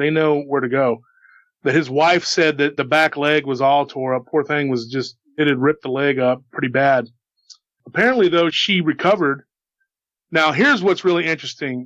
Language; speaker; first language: English; native; English